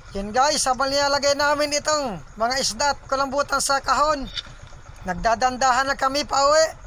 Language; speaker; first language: Filipino; native; Filipino